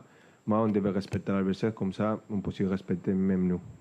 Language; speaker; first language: French; non-native, fluent; Spanish